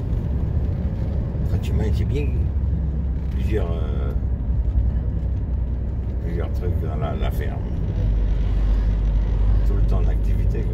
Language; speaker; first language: French; native; French